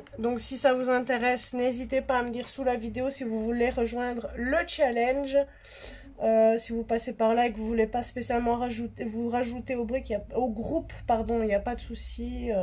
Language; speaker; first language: French; native; French